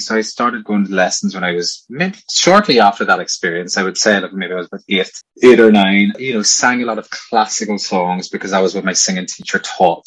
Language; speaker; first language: English; native; English